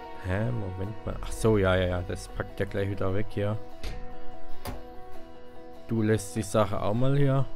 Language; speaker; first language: German; native; German